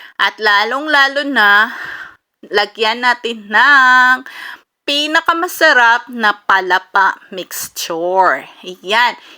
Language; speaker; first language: Filipino; non-native, local second language; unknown